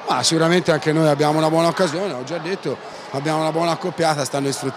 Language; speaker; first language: Italian; native; Italian